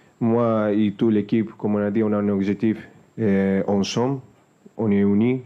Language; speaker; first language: French; non-native, fluent; Spanish